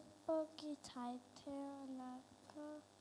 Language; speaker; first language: Korean; early bilingual, other home language; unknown